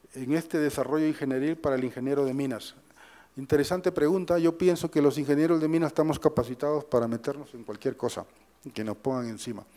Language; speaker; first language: Spanish; native; Spanish